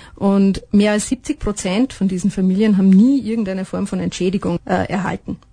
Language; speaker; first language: German; native; German